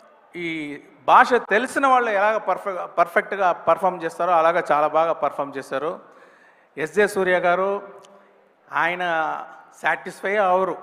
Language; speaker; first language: Telugu; non-native, fluent; Tamil